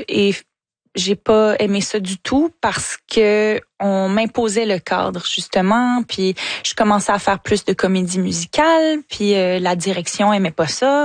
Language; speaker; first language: French; native; French